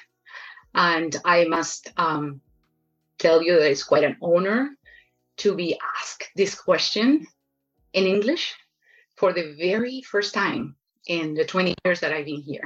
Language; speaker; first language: English; non-native, fluent; Spanish